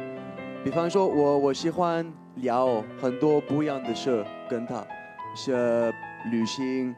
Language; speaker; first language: Chinese; non-native, learner; French